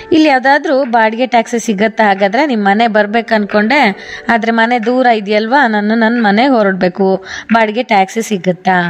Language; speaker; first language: Kannada; native; Kannada